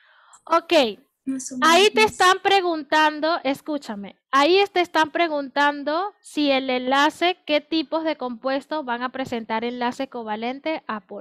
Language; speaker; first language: Spanish; native; Spanish